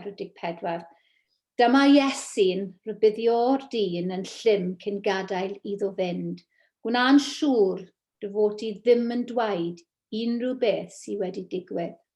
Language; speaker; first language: Welsh; non-native, local second language; English